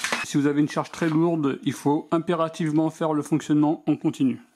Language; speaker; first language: French; native; French